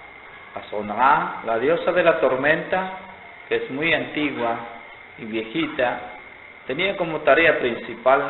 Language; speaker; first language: Spanish; non-native, local second language; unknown